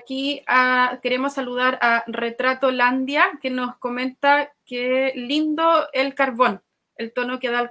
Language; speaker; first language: Spanish; native; Spanish